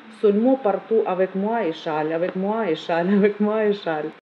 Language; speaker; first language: French; non-native, learner; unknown